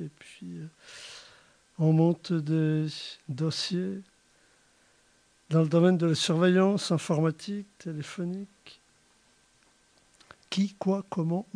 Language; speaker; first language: French; native; French